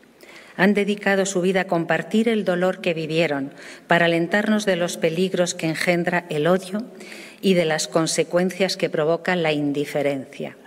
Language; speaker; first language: Spanish; native; Spanish